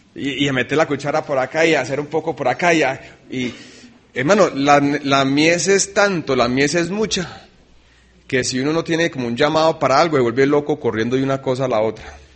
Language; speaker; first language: Spanish; early bilingual, other home language; English